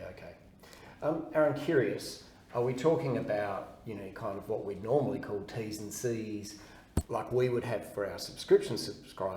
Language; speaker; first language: English; native; English